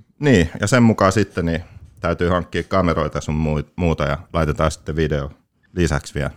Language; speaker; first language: Finnish; early bilingual, other home language; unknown